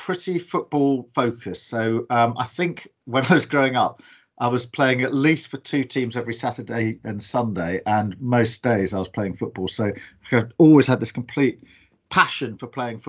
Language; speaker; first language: English; native; English